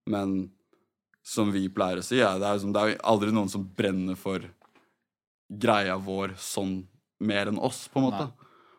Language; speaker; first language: Norwegian; native; Norwegian